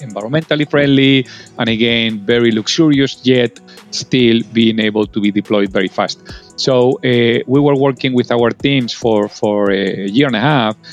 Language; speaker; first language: English; non-native, fluent; Spanish